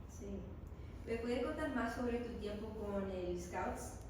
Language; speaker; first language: Spanish; non-native, learner; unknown